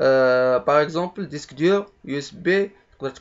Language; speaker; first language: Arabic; native; Arabic